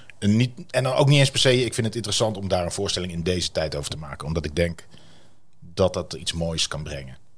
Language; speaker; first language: Dutch; native; Dutch